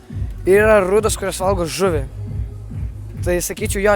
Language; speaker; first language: Lithuanian; native; Lithuanian